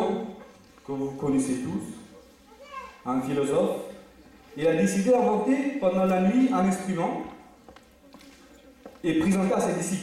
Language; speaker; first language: French; non-native, fluent; Uzbek